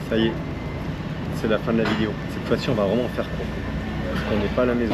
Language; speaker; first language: French; native; French